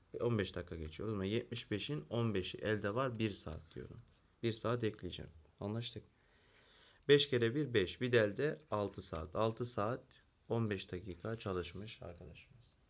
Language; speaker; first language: Turkish; native; Turkish